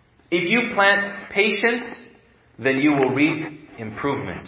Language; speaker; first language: English; native; English